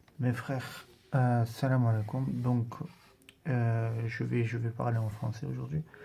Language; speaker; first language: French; non-native, local second language; Arabic